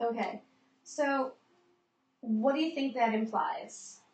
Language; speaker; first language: English; native; English